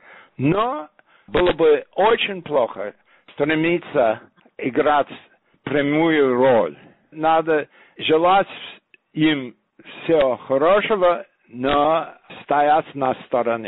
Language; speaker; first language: Russian; non-native, fluent; English